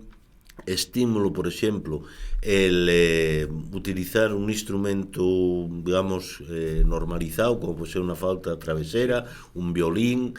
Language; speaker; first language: Spanish; native; Spanish